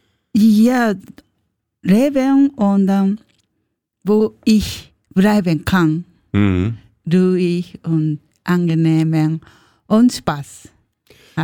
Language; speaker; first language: German; non-native, learner; Japanese